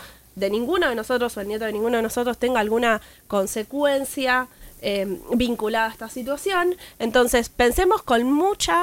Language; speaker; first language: Spanish; native; Spanish